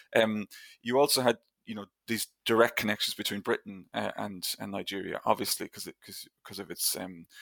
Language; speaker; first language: English; native; English